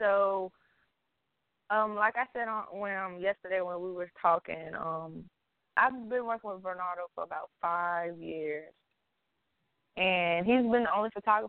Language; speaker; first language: English; native; English